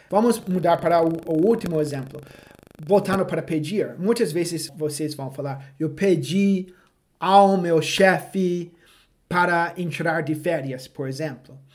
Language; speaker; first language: Portuguese; non-native, fluent; English